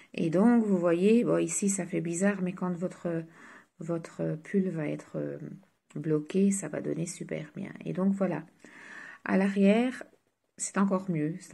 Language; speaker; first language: French; native; French